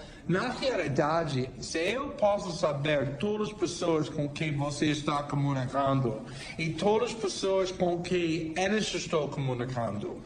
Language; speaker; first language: Portuguese; non-native, fluent; English